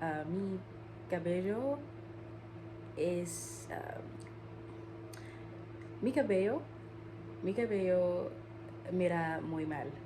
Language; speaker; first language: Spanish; non-native, learner; English